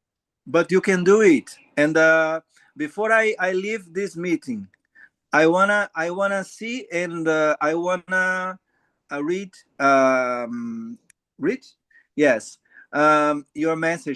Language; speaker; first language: English; non-native, learner; Portuguese